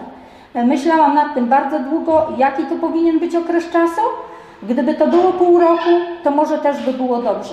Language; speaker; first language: Polish; native; Polish